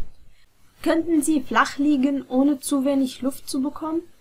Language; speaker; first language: German; non-native, fluent; Arabic